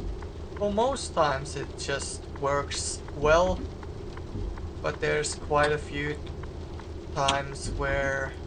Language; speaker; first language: English; non-native, fluent; German